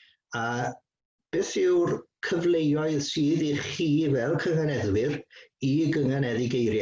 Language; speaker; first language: Welsh; native; Welsh